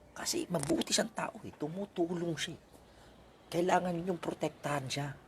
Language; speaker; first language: Filipino; non-native, local second language; Iloko